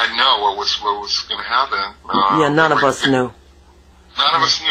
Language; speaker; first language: English; native; English